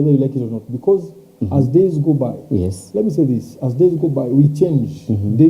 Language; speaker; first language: English; non-native, local second language; Swahili